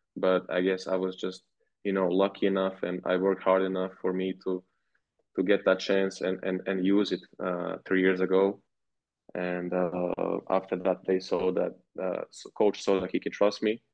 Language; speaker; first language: English; non-native, fluent; Serbian